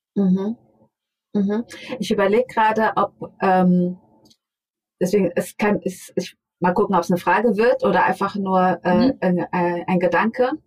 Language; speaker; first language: German; native; German